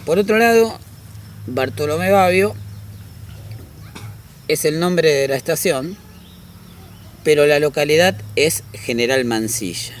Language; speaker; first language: Spanish; native; Spanish